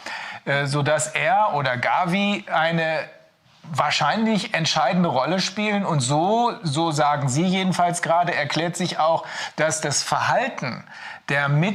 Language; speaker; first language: German; native; German